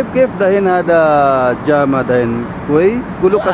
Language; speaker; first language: Arabic; non-native, learner; Filipino